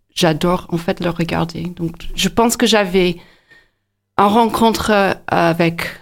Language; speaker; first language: French; non-native, fluent; English